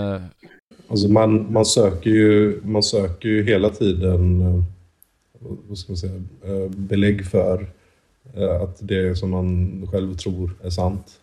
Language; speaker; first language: Swedish; native; Swedish